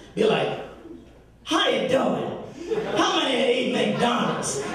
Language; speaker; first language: English; native; English